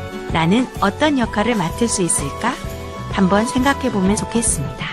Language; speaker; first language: Korean; native; Korean